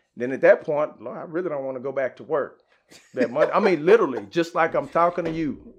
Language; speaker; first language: English; native; English